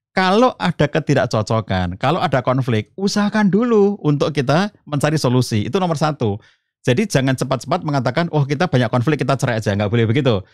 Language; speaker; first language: Indonesian; native; Indonesian